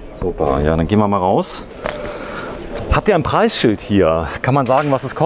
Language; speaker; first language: German; native; German